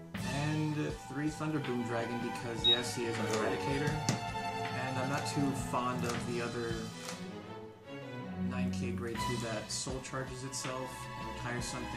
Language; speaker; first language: English; native; English